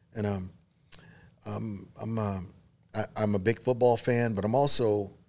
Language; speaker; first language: English; native; English